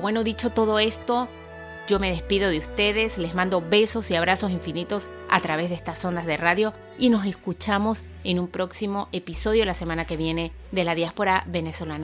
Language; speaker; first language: Spanish; native; Spanish